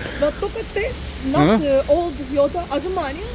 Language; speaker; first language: Korean; non-native, learner; Arabic